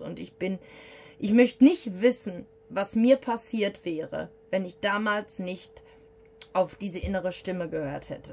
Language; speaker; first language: German; native; German